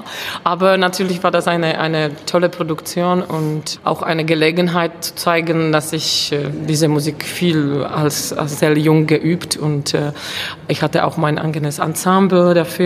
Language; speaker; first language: German; non-native, fluent; Czech